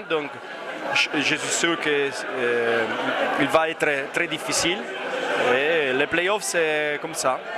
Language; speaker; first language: French; non-native, fluent; Italian